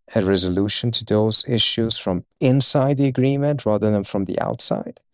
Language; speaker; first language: English; early bilingual, other home language; Persian